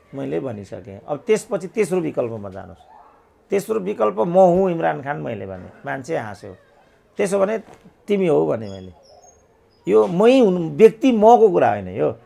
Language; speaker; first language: Nepali; native; Nepali